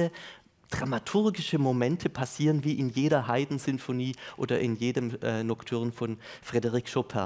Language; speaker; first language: German; native; German